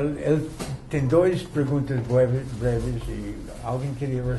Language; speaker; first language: Portuguese; non-native, fluent; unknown